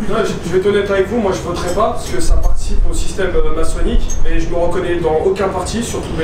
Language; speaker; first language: French; native; French